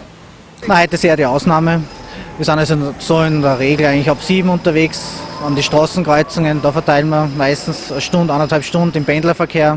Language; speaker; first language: German; native; German